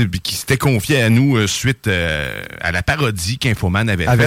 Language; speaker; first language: French; native; French